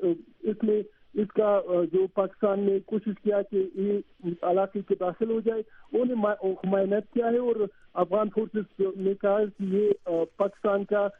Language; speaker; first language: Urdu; non-native, learner; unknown